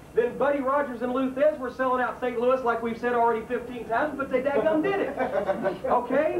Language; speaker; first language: English; native; English